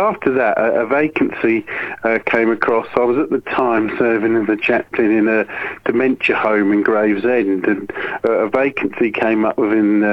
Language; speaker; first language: English; native; English